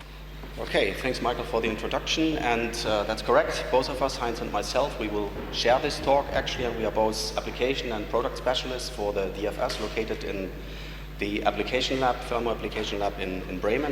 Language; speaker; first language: English; non-native, fluent; German